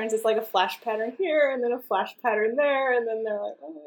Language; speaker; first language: English; native; English